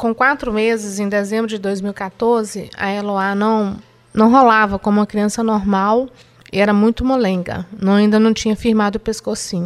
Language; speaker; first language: Portuguese; native; Portuguese